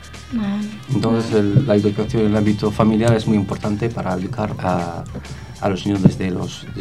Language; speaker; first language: Spanish; non-native, fluent; Arabic